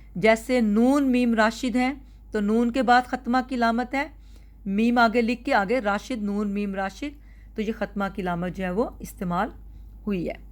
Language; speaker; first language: Urdu; non-native, local second language; Punjabi